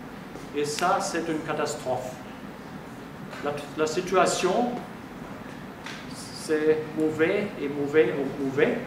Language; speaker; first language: French; non-native, fluent; German